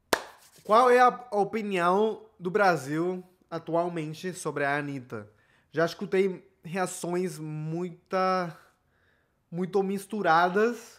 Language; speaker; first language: Portuguese; non-native, fluent; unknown